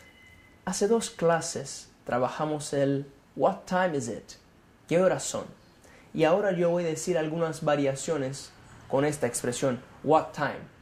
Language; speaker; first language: Spanish; non-native, fluent; Portuguese